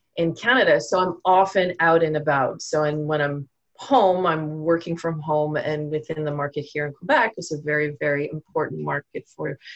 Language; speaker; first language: English; native; English